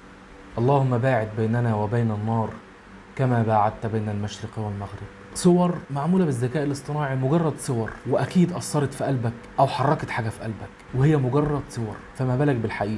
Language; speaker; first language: Arabic; native; Arabic